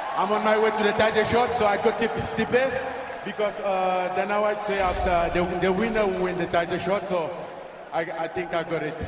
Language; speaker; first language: English; non-native, local second language; French